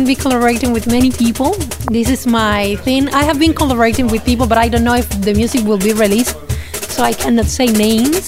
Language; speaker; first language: English; non-native, fluent; Spanish